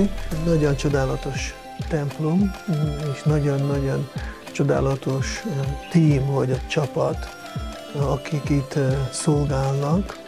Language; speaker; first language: Hungarian; non-native, fluent; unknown